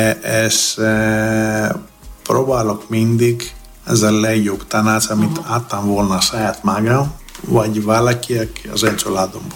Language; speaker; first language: Hungarian; non-native, learner; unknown